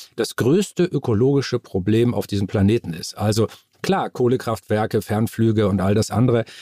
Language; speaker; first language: German; native; German